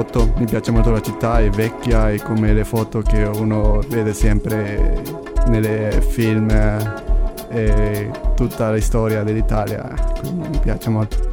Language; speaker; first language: Italian; non-native, learner; Spanish